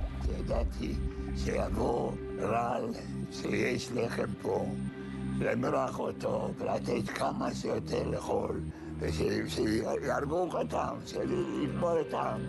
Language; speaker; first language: Hebrew; non-native, fluent; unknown